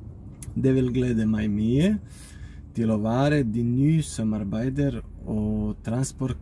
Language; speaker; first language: Norwegian; non-native, learner; Bosnian